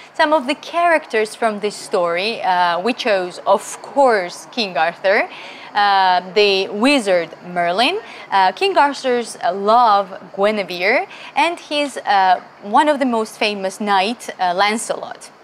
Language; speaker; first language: English; non-native, fluent; Georgian